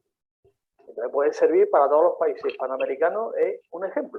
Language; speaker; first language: Spanish; native; Spanish